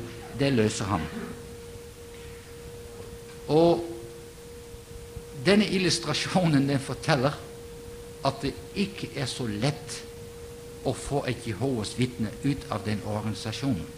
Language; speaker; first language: Norwegian; non-native, fluent; Dutch